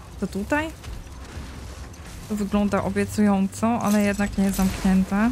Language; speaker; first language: Polish; native; Polish